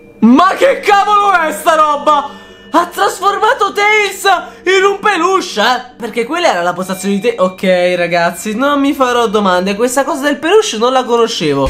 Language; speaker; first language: Italian; native; Italian